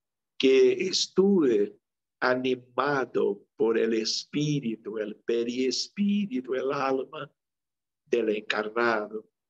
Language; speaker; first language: Spanish; non-native, local second language; Portuguese